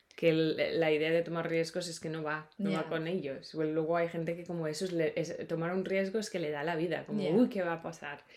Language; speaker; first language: Spanish; non-native, fluent; English